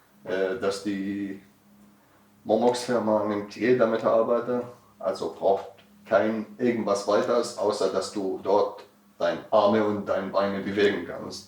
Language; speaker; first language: German; non-native, learner; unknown